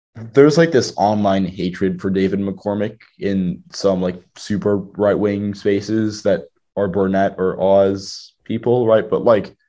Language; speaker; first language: English; native; English